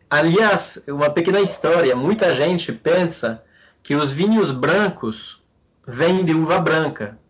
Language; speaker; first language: Portuguese; non-native, fluent; French